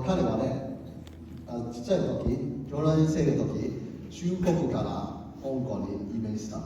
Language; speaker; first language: Japanese; non-native, learner; Cantonese